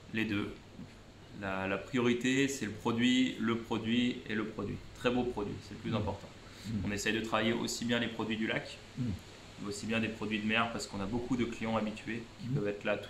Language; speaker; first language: French; native; French